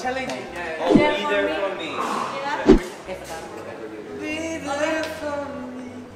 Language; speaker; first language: English; non-native, learner; Korean